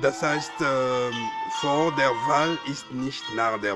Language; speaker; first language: German; non-native, fluent; Lingala